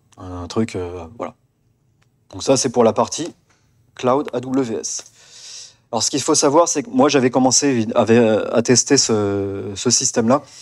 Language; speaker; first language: French; native; French